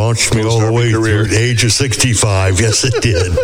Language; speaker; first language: English; native; English